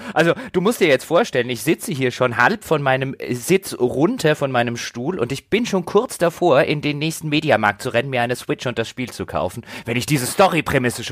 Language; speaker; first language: German; native; German